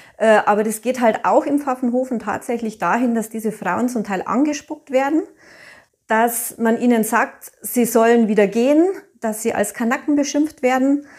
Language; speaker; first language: German; native; German